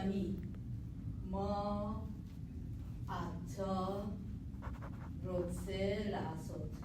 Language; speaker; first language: Hebrew; non-native, learner; English